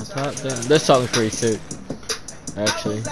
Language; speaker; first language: English; native; English